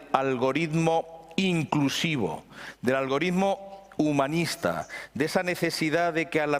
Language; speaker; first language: Spanish; native; Spanish